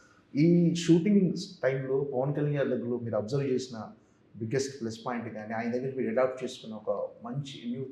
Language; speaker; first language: Telugu; native; Telugu